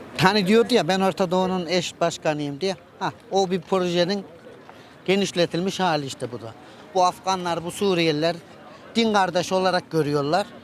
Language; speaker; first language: Turkish; native; Turkish